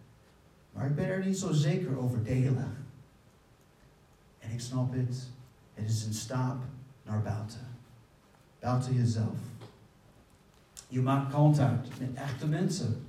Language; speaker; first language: Dutch; non-native, fluent; English